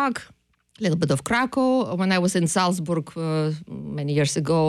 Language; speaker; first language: English; non-native, fluent; Ukrainian